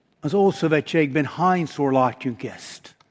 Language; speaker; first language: Hungarian; non-native, fluent; English